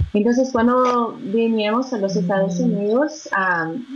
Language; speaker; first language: Spanish; non-native, fluent; Portuguese